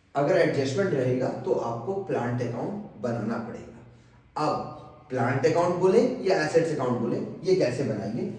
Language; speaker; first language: Hindi; non-native, local second language; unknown